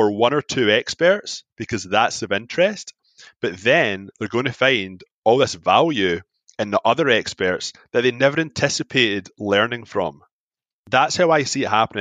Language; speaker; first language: English; native; English